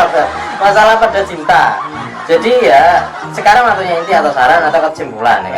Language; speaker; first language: Indonesian; non-native, local second language; Javanese